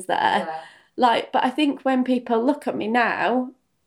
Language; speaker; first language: English; native; English